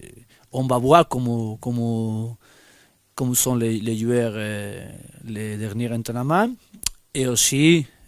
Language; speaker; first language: French; non-native, learner; Spanish